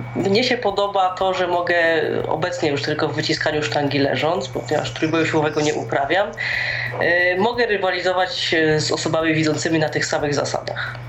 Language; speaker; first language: Polish; native; Polish